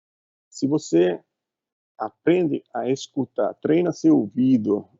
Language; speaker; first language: Portuguese; non-native, fluent; Italian